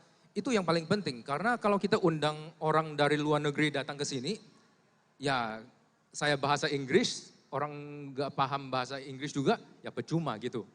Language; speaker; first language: Indonesian; non-native, fluent; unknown